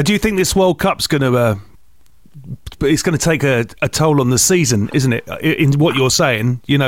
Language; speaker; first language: English; native; English